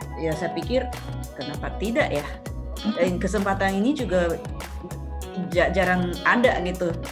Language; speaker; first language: Indonesian; non-native, fluent; Japanese